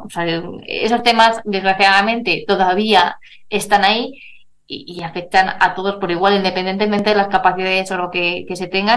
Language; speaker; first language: Spanish; native; Spanish